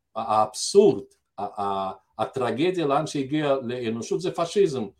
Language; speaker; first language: Hebrew; non-native, fluent; Russian